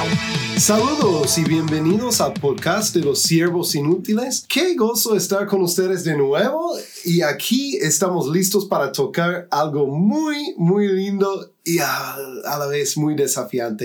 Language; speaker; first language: Spanish; non-native, fluent; English